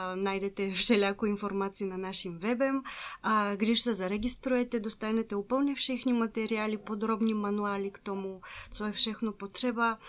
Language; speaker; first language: Czech; non-native, fluent; Bulgarian